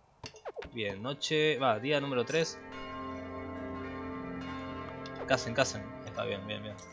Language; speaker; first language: Spanish; native; Spanish